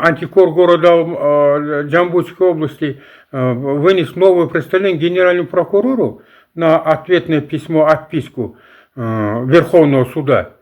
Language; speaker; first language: Russian; non-native, local second language; Kazakh